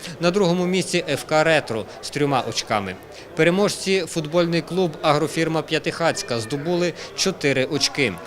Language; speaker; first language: Ukrainian; native; Ukrainian